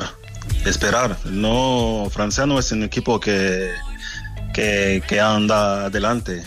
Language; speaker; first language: Spanish; non-native, fluent; French